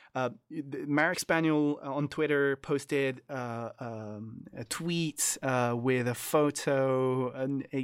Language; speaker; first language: English; non-native, fluent; French